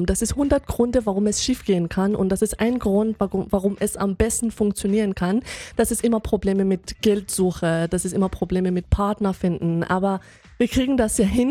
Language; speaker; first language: German; non-native, fluent; Persian